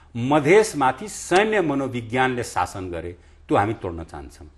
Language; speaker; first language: Nepali; non-native, local second language; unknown